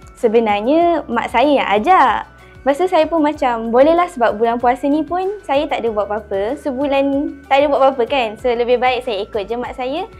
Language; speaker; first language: Malay; native; Malay